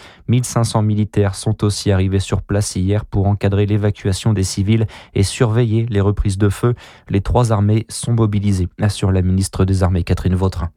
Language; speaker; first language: French; native; French